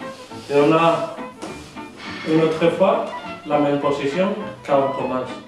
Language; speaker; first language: French; non-native, learner; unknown